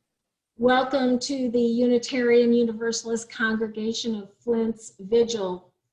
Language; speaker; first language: English; native; English